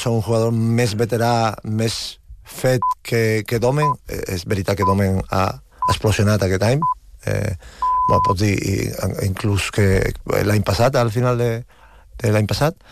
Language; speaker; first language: Catalan; non-native, local second language; Spanish